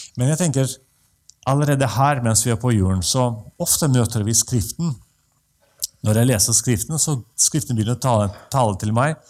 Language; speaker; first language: Norwegian; non-native, fluent; Russian